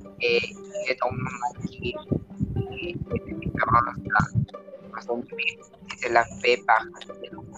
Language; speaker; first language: French; non-native, learner; Spanish